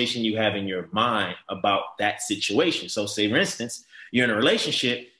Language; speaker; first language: English; native; English